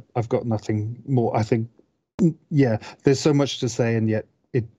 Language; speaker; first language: English; native; English